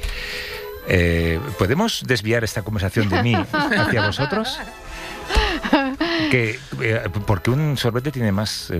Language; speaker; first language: Spanish; native; Spanish